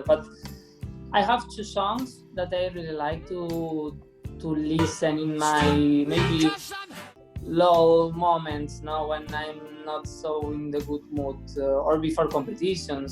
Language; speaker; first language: English; non-native, fluent; Spanish